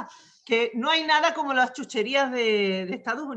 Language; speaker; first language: Spanish; native; Spanish